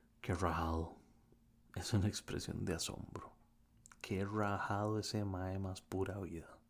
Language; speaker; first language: Spanish; native; Spanish